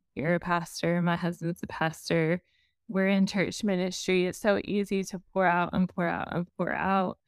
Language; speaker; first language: English; native; English